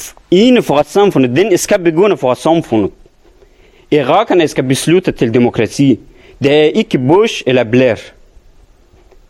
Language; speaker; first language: Danish; non-native, learner; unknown